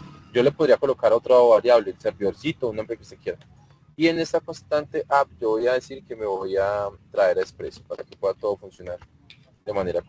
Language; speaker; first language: Spanish; native; Spanish